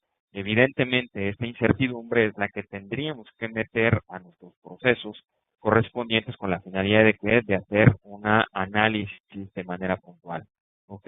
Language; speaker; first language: Spanish; native; Spanish